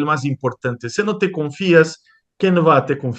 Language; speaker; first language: Spanish; non-native, fluent; Portuguese